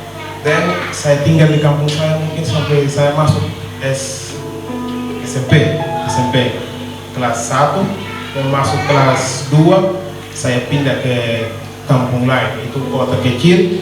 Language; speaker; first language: Indonesian; non-native, learner; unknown